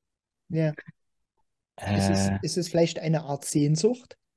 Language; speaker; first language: German; native; German